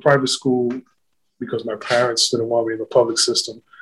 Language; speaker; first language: English; native; English